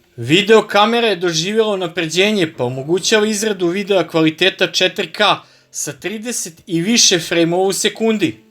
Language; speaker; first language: Serbian; native; Serbian